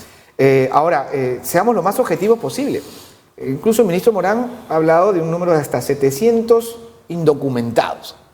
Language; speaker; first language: Spanish; native; Spanish